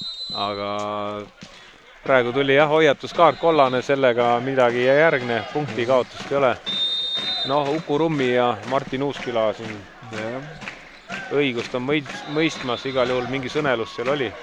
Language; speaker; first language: Estonian; native; Estonian